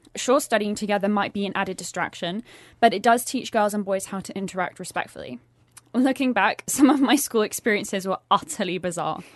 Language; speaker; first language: English; native; English